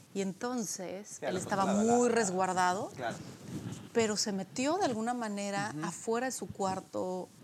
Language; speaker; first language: Spanish; early bilingual, other home language; Polish